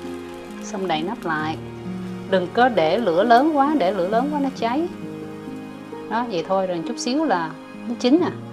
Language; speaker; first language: Vietnamese; native; Vietnamese